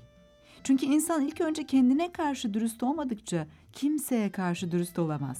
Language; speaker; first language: Turkish; native; Turkish